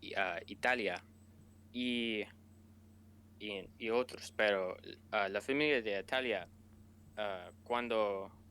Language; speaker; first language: Spanish; non-native, learner; English